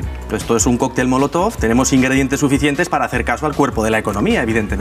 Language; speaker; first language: Spanish; native; Spanish